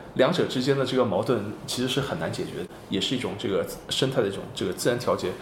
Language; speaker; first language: Chinese; non-native, local second language; Wu Chinese